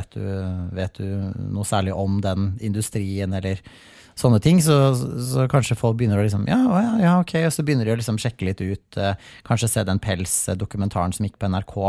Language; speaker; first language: Norwegian; native; Norwegian